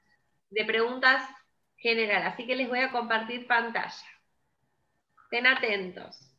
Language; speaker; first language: Spanish; native; Spanish